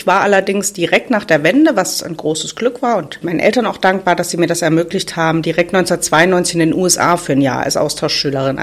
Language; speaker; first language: German; native; German